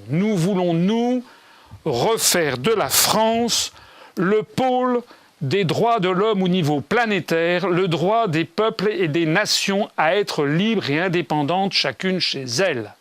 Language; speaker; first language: French; native; French